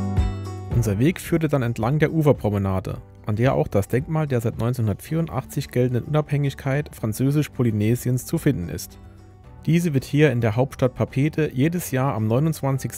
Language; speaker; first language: German; native; German